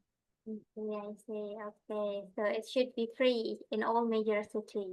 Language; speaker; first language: English; non-native, fluent; Indonesian